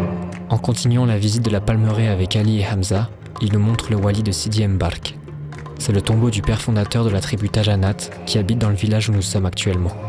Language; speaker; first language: French; native; French